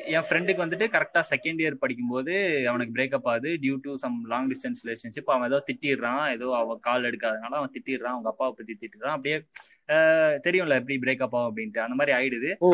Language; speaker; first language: Tamil; non-native, local second language; Telugu